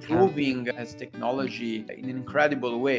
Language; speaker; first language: English; non-native, fluent; Italian